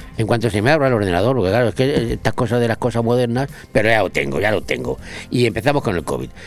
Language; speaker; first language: Spanish; native; Spanish